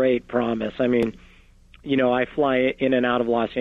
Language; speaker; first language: English; native; English